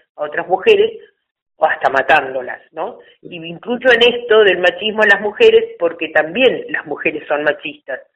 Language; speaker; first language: Spanish; native; Spanish